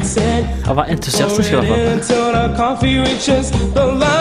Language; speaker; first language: Norwegian; native; Norwegian